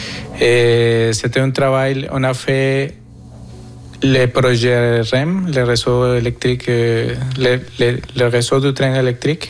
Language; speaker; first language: French; non-native, fluent; Spanish